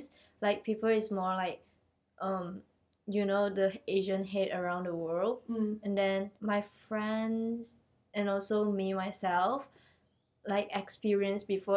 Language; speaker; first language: English; non-native, local second language; Chinese